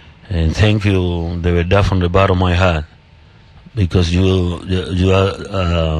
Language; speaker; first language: English; non-native, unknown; Spanish